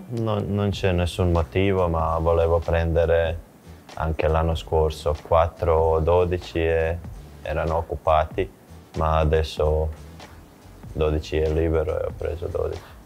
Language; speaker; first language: Italian; non-native, fluent; Croatian